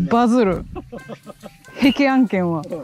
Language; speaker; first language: Japanese; native; Japanese